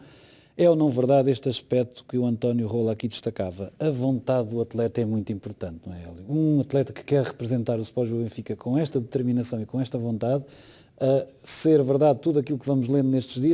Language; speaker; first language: Portuguese; native; Portuguese